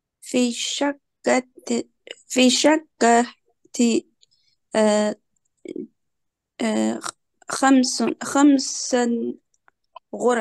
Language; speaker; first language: Arabic; non-native, learner; Chinese